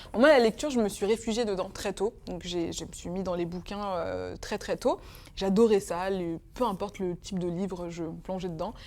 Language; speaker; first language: French; early bilingual, other home language; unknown